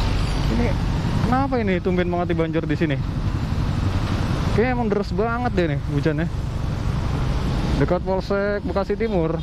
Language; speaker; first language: Indonesian; native; Indonesian